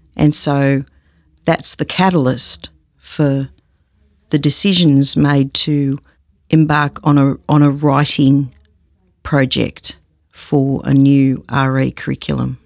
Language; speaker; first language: English; native; English